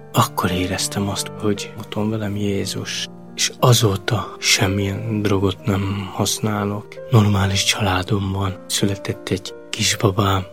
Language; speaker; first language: Hungarian; non-native, local second language; Romany